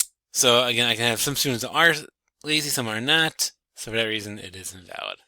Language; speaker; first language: English; native; English